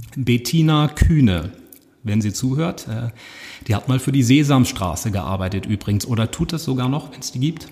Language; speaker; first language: German; native; German